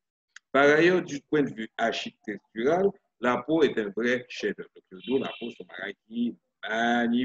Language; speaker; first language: French; non-native, local second language; Haitian Creole